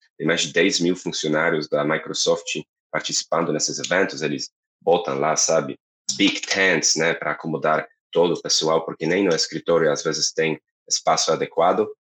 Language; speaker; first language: Portuguese; non-native, fluent; Polish